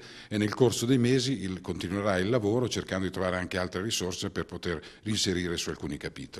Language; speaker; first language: Italian; native; Italian